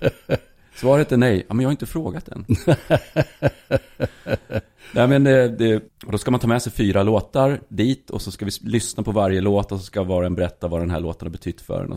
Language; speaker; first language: Swedish; native; Swedish